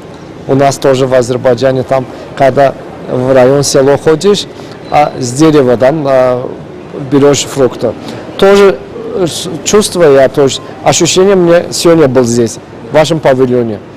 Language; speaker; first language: Russian; non-native, fluent; Azerbaijani